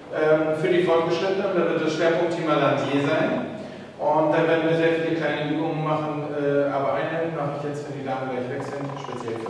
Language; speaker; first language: German; native; German